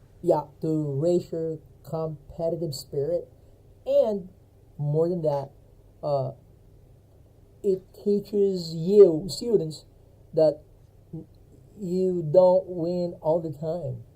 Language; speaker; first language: English; non-native, fluent; Filipino